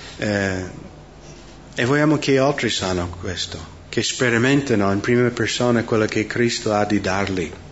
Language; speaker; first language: Italian; non-native, fluent; English